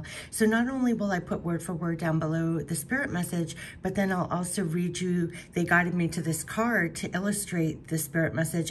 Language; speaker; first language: English; native; English